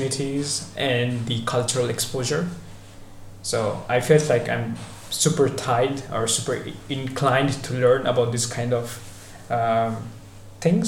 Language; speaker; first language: English; non-native, local second language; Bangla